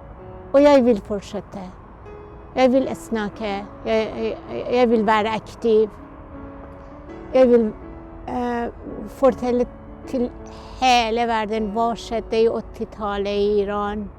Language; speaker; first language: Norwegian; non-native, fluent; Persian